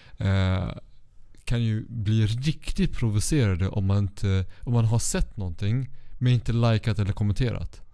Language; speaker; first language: Swedish; early bilingual, other home language; Kurdish